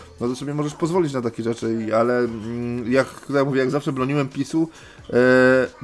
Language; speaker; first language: Polish; native; Polish